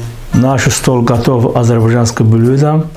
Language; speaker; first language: Russian; non-native, fluent; Azerbaijani